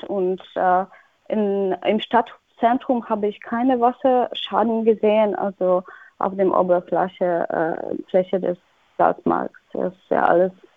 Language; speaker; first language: German; non-native, fluent; Polish